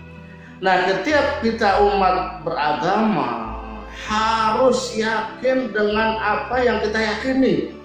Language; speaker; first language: Indonesian; native; Indonesian